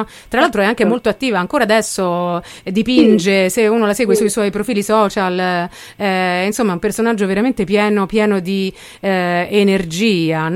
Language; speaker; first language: Italian; native; Italian